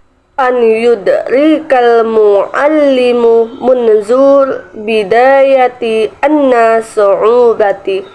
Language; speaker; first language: Arabic; non-native, learner; Indonesian